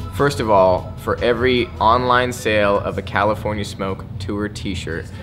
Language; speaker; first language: English; native; English